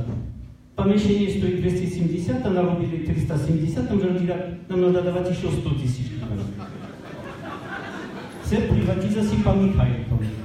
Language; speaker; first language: Ukrainian; non-native, learner; French